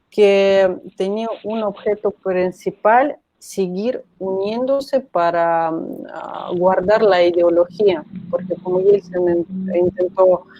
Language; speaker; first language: Spanish; non-native, fluent; Russian